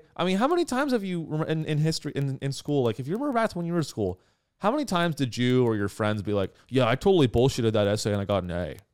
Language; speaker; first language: English; native; English